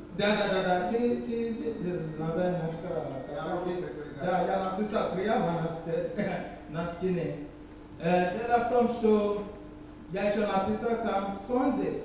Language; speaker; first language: Russian; non-native, learner; Yoruba